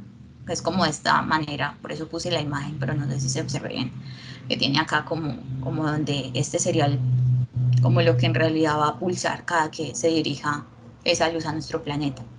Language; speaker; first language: Spanish; native; Spanish